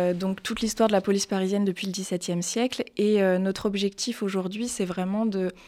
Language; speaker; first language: French; native; French